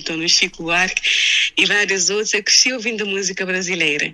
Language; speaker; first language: Portuguese; non-native, local second language; Kabuverdianu